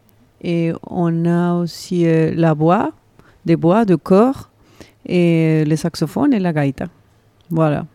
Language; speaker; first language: French; non-native, fluent; Spanish